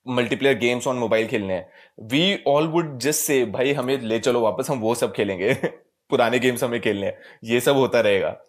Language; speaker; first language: Hindi; native; Hindi